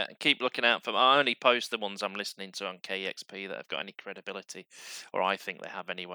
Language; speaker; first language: English; native; English